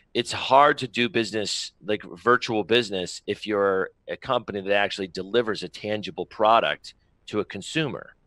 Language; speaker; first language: English; native; English